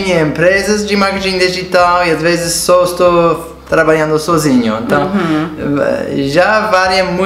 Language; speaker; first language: Portuguese; non-native, fluent; English